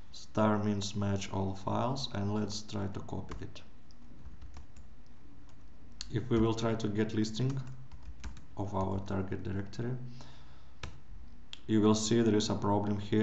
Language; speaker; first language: English; non-native, fluent; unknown